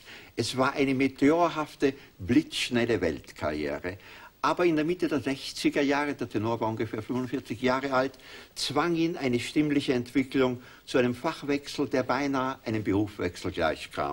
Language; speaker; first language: German; native; German